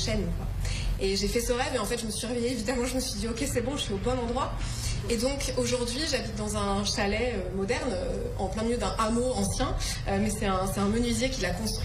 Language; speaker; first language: French; native; French